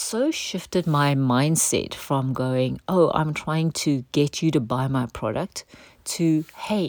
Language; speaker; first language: English; native; English